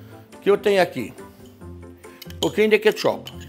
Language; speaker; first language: Portuguese; non-native, fluent; French